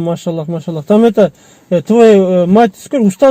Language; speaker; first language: Russian; non-native, local second language; Kyrgyz